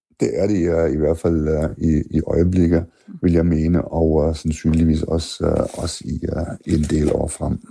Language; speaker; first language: Danish; non-native, fluent; German